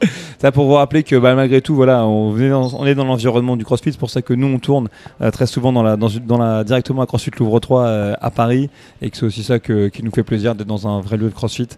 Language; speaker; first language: French; native; French